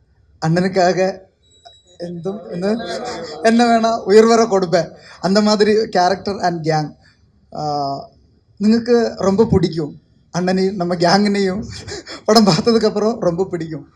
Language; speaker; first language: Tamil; non-native, learner; Malayalam